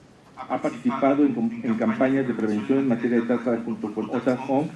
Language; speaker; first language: Spanish; native; Spanish